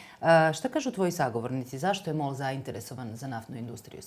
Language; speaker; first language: Serbian; native; Serbian